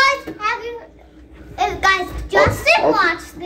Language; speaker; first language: English; native; English